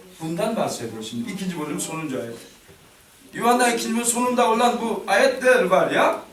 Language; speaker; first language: Turkish; non-native, learner; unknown